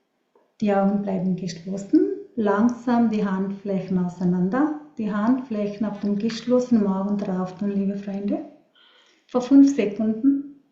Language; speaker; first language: German; non-native, learner; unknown